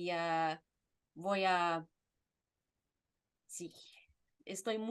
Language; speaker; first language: Spanish; non-native, fluent; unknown